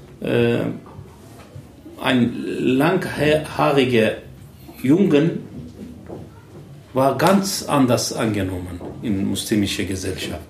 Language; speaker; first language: German; non-native, learner; Turkish